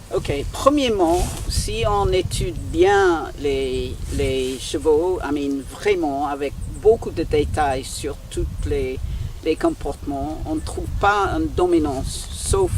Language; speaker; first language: French; non-native, learner; English